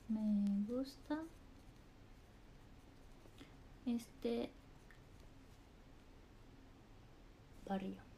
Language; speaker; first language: Spanish; non-native, learner; Japanese